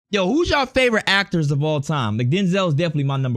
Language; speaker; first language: English; native; English